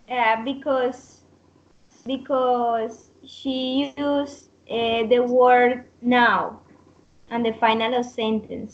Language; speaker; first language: English; non-native, learner; Spanish